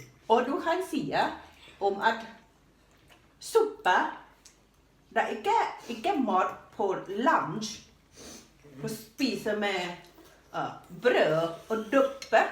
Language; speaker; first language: Norwegian; non-native, learner; Thai